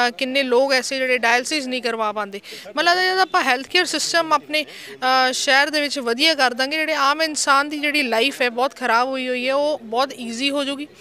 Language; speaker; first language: Punjabi; native; Punjabi